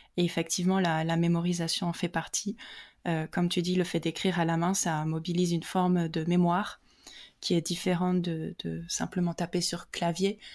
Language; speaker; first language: French; native; French